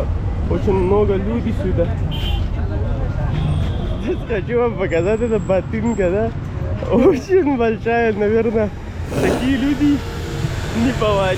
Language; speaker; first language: Russian; non-native, learner; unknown